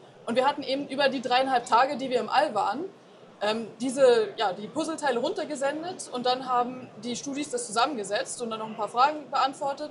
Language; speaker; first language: German; native; German